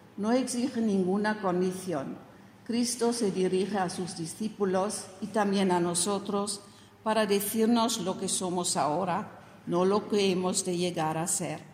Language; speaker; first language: Spanish; non-native, fluent; German